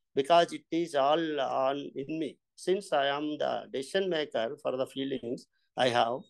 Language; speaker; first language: English; non-native, local second language; Telugu